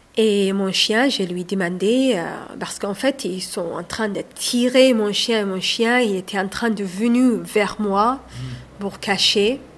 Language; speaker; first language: French; non-native, learner; Somali